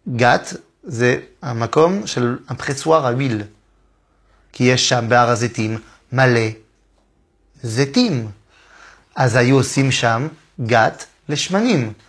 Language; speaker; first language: Hebrew; non-native, fluent; French